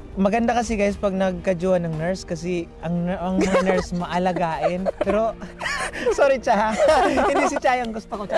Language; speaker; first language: Filipino; native; Filipino